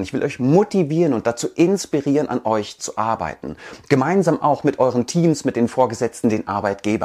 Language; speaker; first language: German; native; German